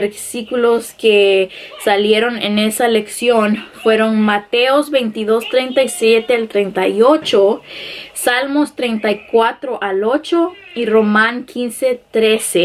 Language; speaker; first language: Spanish; early bilingual, heritage; Spanish